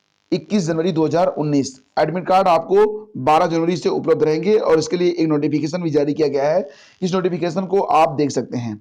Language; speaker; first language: Hindi; native; Hindi